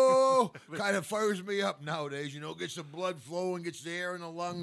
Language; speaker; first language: English; native; English